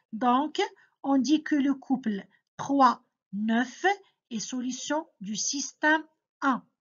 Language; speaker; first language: French; non-native, local second language; Arabic